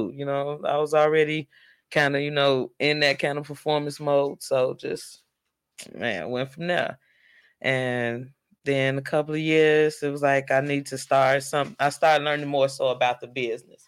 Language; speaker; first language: English; native; English